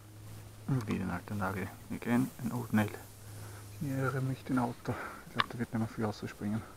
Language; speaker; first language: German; native; German